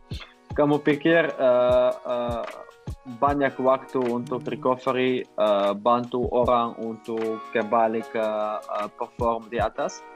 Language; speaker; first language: Indonesian; non-native, learner; Dutch